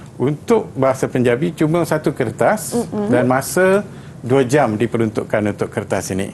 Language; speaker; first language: Malay; non-native, local second language; Punjabi